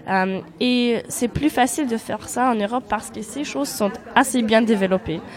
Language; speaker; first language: French; non-native, fluent; Polish